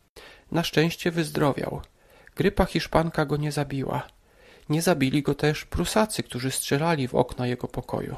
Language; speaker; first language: Polish; native; Polish